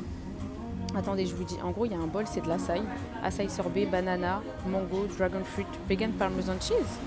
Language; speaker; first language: French; native; French